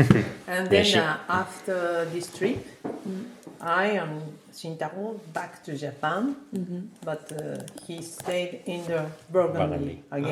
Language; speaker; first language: English; non-native, learner; Japanese